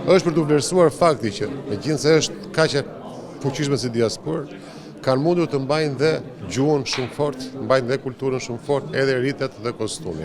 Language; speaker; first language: Albanian; native; Albanian